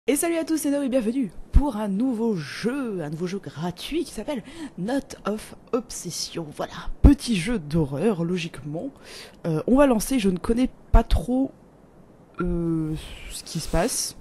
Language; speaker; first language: French; native; French